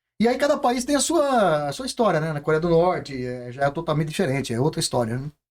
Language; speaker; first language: Portuguese; native; Portuguese